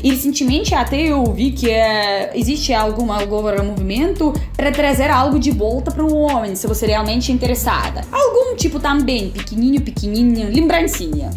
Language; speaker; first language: Portuguese; non-native, fluent; Russian